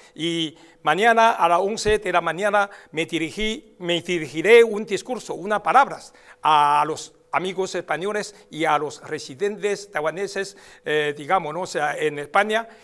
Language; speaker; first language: Spanish; non-native, fluent; Chinese